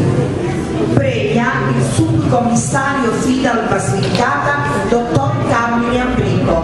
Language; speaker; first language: Italian; native; Italian